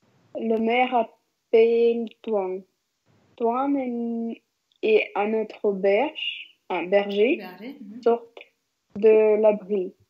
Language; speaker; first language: French; non-native, learner; Russian